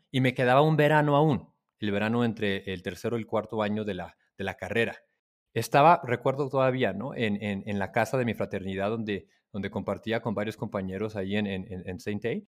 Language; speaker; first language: Spanish; native; Spanish